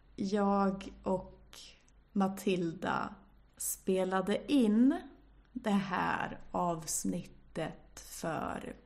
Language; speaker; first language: Swedish; native; Swedish